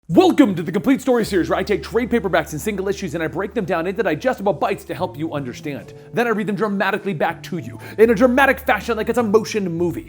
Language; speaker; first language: English; native; English